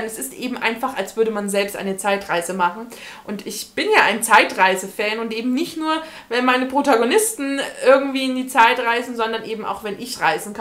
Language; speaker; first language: German; native; German